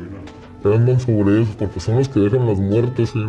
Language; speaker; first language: Spanish; native; Spanish